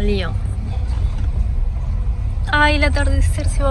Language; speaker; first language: Spanish; native; Spanish